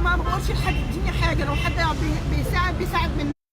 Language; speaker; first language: Arabic; native; Arabic